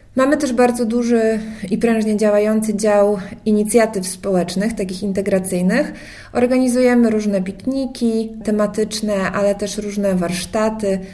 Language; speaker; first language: Polish; native; Polish